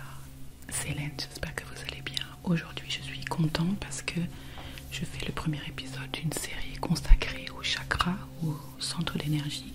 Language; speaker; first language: French; native; French